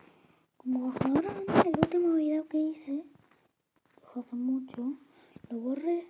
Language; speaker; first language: Spanish; early bilingual, other home language; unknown